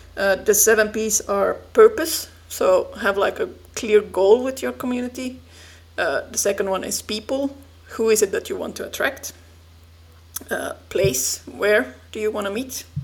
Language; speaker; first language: English; non-native, fluent; Finnish